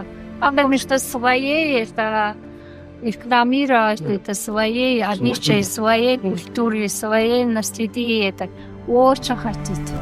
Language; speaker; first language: Russian; non-native, learner; Mongolian